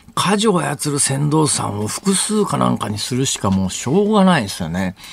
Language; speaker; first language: Japanese; native; Japanese